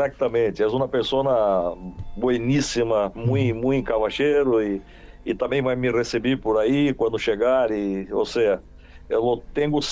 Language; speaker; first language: Spanish; non-native, learner; Portuguese